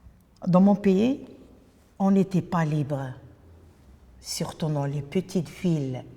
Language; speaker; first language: French; non-native, local second language; Arabic